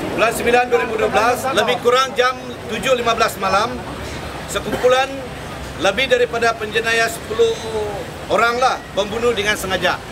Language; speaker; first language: Malay; non-native, local second language; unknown